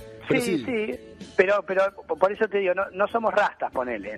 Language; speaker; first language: Spanish; native; Spanish